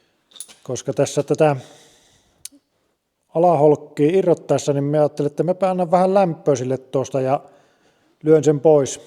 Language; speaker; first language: Finnish; native; Finnish